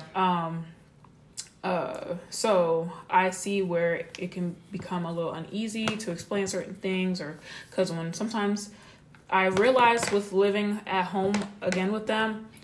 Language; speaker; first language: English; native; English